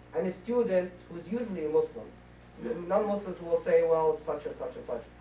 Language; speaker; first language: English; non-native, fluent; Arabic